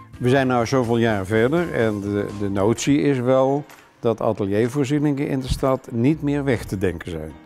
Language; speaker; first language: Dutch; native; Dutch